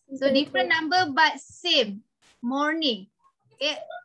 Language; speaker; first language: English; non-native, local second language; Malay